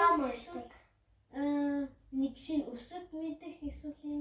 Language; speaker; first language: Mongolian; early bilingual, heritage; Mongolian